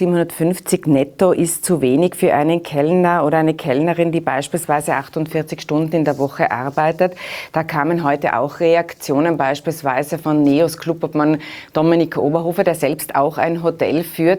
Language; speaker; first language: German; native; German